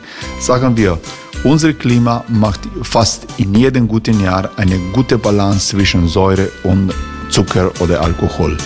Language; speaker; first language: German; non-native, learner; Croatian